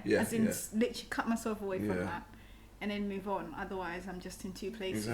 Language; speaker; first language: English; native; English